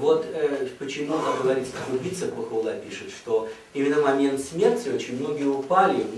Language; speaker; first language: Russian; native; Russian